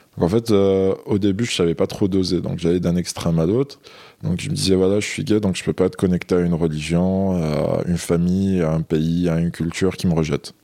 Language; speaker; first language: French; non-native, local second language; Arabic